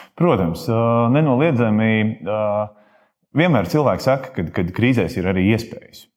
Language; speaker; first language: Latvian; native; Latvian